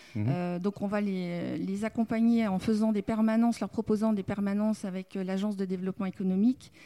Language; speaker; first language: French; native; French